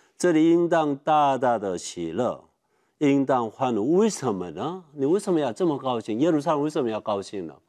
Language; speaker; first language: Chinese; non-native, fluent; Korean